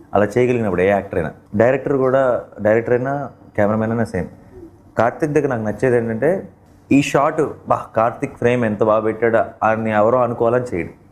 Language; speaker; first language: Telugu; native; Telugu